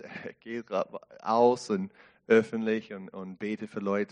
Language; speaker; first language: German; non-native, learner; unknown